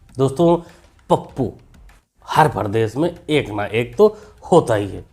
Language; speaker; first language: Hindi; native; Hindi